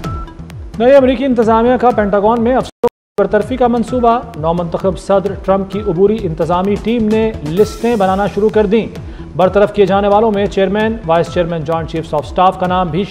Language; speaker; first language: Urdu; native; Urdu